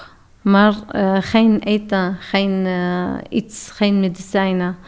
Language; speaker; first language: Dutch; non-native, learner; Arabic